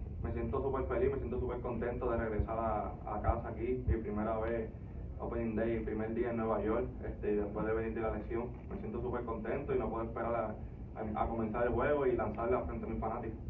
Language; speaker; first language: Spanish; native; Spanish